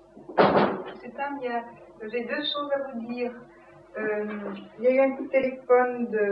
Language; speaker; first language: French; native; French